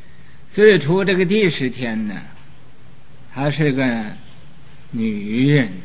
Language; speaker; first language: Chinese; native; Chinese